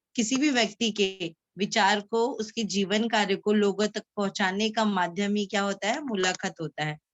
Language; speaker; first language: Hindi; non-native, local second language; Marathi